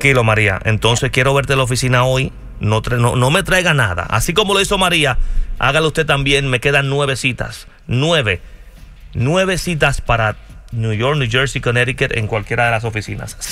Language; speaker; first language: Spanish; native; Spanish